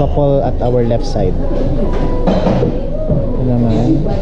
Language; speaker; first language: English; non-native, local second language; Filipino